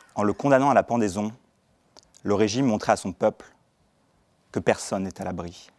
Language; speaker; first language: French; native; French